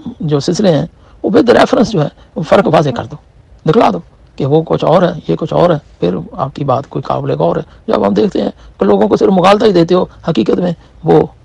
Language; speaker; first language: Urdu; native; Urdu